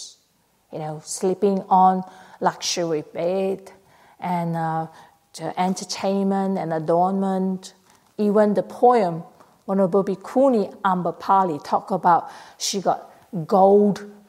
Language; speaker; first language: English; non-native, local second language; Cantonese